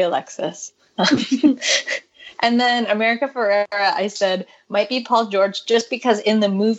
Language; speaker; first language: English; native; English